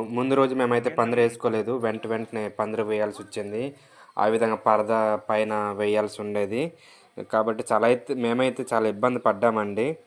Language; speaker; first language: Telugu; native; Telugu